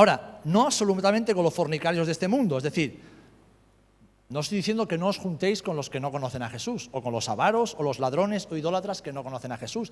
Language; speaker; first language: Spanish; native; Spanish